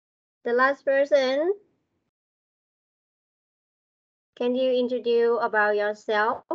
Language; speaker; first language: English; non-native, learner; Vietnamese